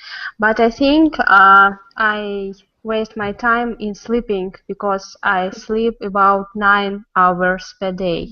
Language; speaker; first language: English; non-native, learner; Russian